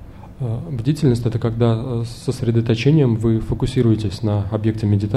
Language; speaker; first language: Russian; native; Russian